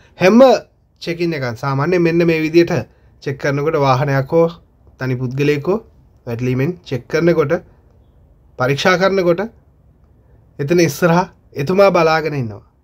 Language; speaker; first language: Sinhala; non-native, local second language; Tamil